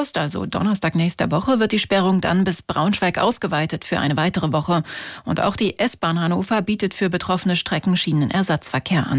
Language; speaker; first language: German; native; German